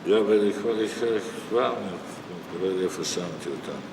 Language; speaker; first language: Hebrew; non-native, fluent; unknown